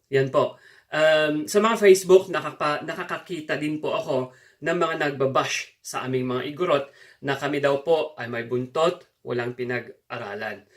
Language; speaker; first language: Filipino; non-native, local second language; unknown